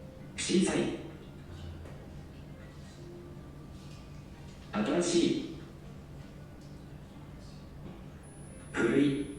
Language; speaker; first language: Japanese; non-native, learner; Indonesian